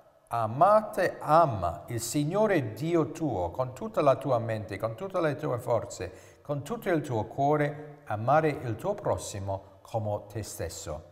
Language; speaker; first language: Italian; non-native, fluent; English